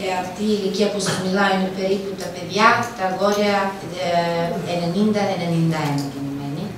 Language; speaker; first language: Greek; non-native, fluent; Serbian